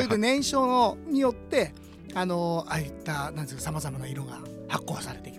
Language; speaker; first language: Japanese; native; Japanese